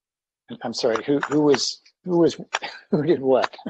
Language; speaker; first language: English; native; English